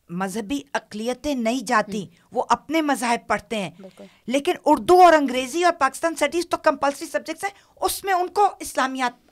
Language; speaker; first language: Urdu; non-native, local second language; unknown